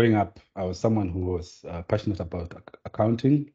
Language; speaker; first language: English; non-native, local second language; Shona